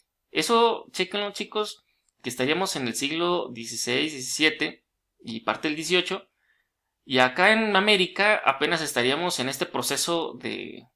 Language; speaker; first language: Spanish; native; Spanish